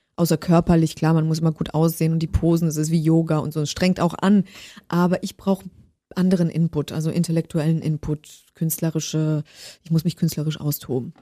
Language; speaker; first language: German; early bilingual, other home language; Polish